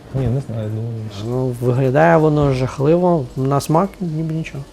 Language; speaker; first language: Ukrainian; non-native, fluent; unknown